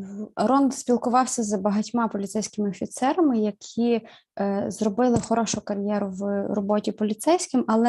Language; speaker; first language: Ukrainian; native; Ukrainian